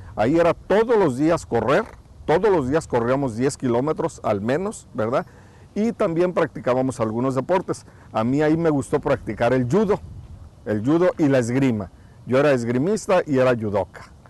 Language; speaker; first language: Spanish; native; Spanish